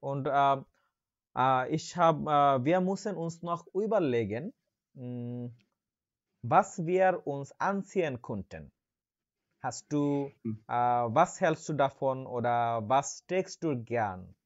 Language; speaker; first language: German; non-native, learner; Bangla